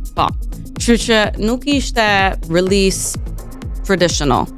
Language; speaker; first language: Albanian; early bilingual, heritage; Albanian